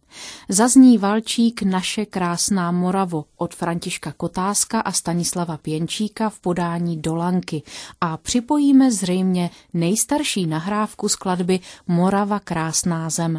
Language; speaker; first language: Czech; native; Czech